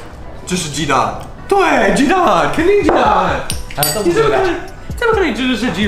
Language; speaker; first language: Chinese; non-native, fluent; English